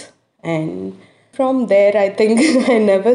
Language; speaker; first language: English; non-native, local second language; Hindi